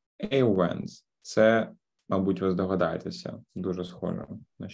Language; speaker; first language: Ukrainian; native; Ukrainian